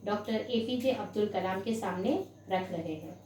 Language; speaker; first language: Hindi; non-native, local second language; Gujarati